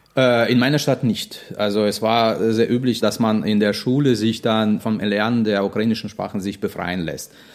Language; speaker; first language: German; non-native, fluent; Russian